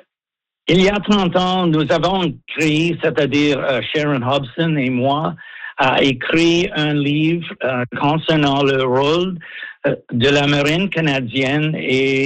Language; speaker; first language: French; non-native, local second language; English